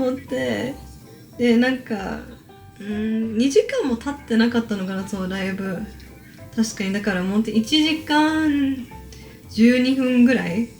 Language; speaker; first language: Japanese; early bilingual, heritage; Japanese